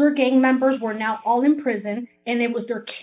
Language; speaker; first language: English; early bilingual, other home language; Spanish